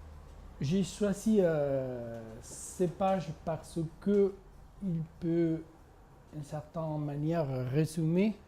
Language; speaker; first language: French; non-native, fluent; Spanish